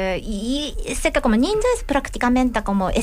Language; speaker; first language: Catalan; non-native, learner; Japanese